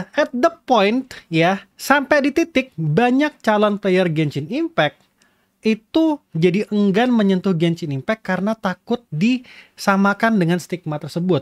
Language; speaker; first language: Indonesian; native; Indonesian